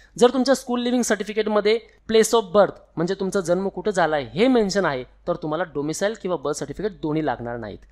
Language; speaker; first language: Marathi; non-native, local second language; Hindi